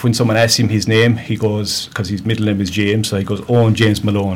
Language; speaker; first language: English; native; English